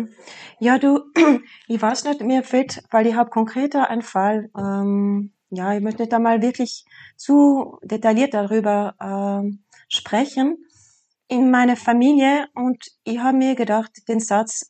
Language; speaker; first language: German; non-native, fluent; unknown